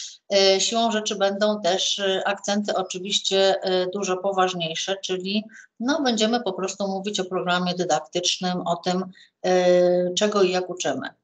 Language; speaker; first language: Polish; native; Polish